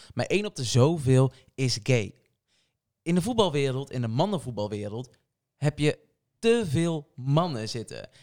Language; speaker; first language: Dutch; early bilingual, other home language; Portuguese